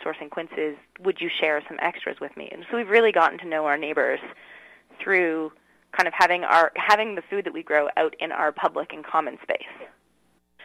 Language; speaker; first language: English; native; English